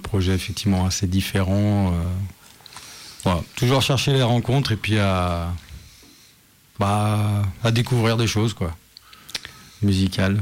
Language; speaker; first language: French; native; French